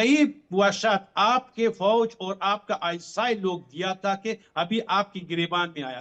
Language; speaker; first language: Hindi; non-native, fluent; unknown